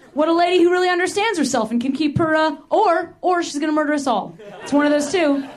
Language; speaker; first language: English; native; English